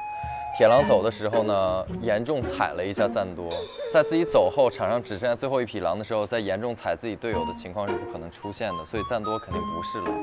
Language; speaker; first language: Chinese; native; Chinese